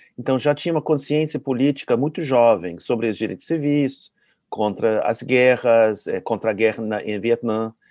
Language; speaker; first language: Portuguese; non-native, fluent; English